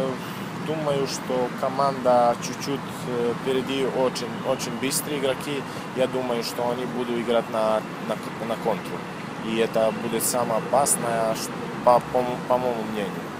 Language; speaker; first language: Russian; non-native, learner; Serbian